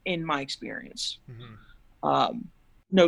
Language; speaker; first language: English; native; English